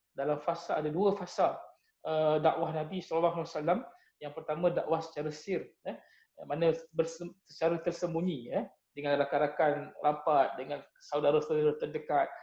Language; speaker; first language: Malay; native; Malay